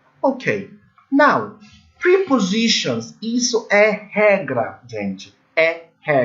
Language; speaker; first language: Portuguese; non-native, learner; English